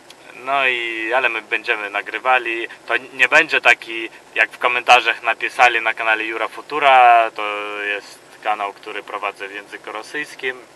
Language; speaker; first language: Polish; non-native, fluent; Russian